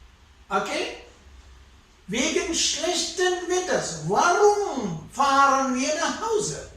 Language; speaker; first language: German; non-native, fluent; Sinhala